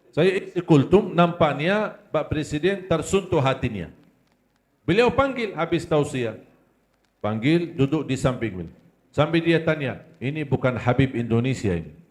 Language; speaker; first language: Malay; non-native, fluent; Arabic